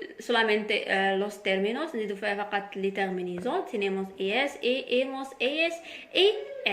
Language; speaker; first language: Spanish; non-native, fluent; Arabic